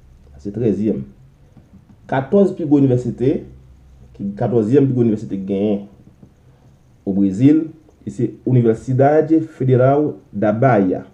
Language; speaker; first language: French; non-native, local second language; Haitian Creole